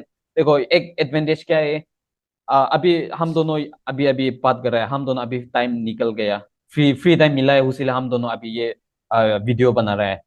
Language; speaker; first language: Hindi; non-native, local second language; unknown